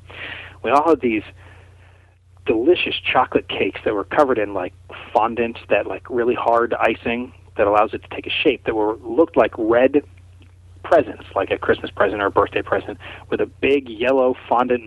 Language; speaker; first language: English; native; English